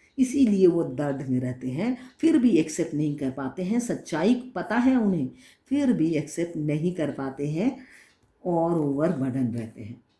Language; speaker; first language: Hindi; non-native, local second language; Bangla